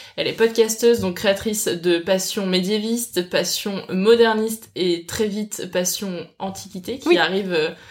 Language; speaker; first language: French; native; French